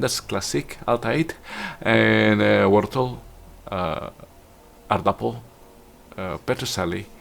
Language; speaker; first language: Dutch; non-native, learner; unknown